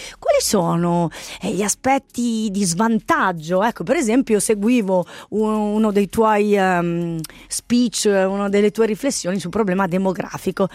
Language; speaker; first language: Italian; native; Italian